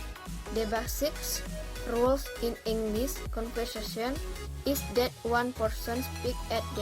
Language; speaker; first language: English; non-native, learner; Indonesian